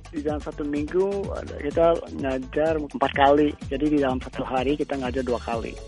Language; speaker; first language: Indonesian; early bilingual, heritage; Indonesian